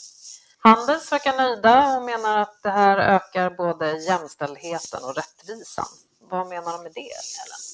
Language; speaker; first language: Swedish; native; Swedish